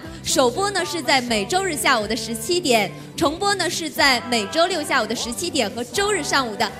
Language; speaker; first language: Chinese; native; Chinese